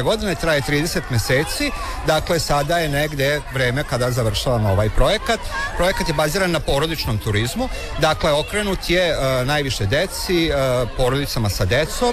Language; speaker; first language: Serbian; native; Serbian